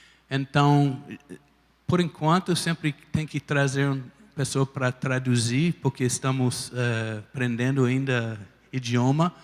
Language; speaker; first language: Portuguese; non-native, fluent; English